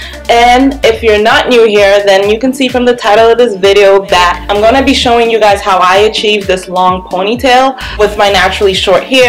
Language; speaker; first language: English; native; English